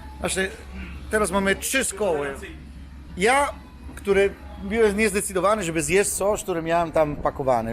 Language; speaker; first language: Polish; non-native, fluent; Italian